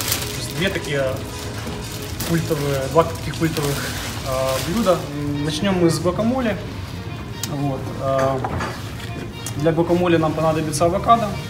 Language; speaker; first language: Russian; native; Russian